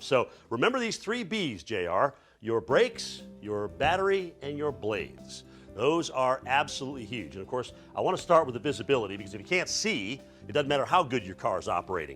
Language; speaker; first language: English; native; English